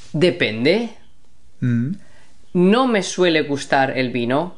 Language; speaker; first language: Spanish; native; Spanish